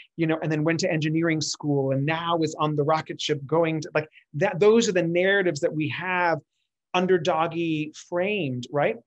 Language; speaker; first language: English; early bilingual, other home language; Spanish